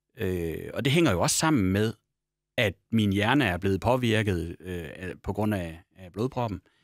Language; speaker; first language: Danish; native; Danish